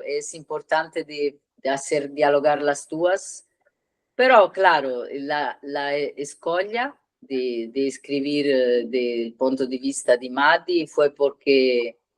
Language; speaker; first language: Spanish; non-native, learner; Italian